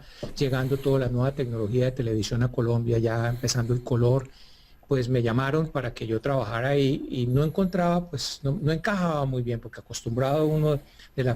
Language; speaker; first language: Spanish; native; Spanish